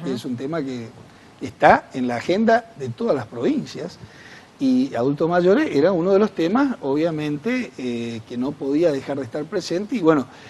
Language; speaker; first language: Spanish; native; Spanish